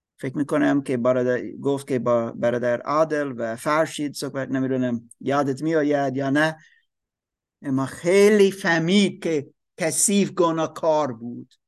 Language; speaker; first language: Persian; non-native, fluent; English